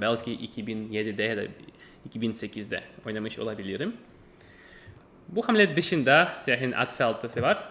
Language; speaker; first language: Turkish; non-native, fluent; Russian